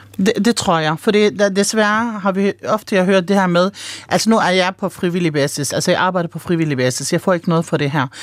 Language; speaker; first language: Danish; early bilingual, other home language; Arabic